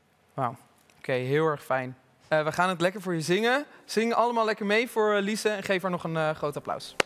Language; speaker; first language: Dutch; native; Dutch